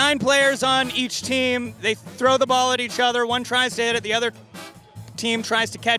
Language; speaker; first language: English; native; English